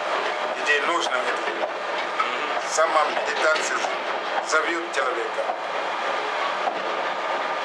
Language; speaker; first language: Russian; non-native, fluent; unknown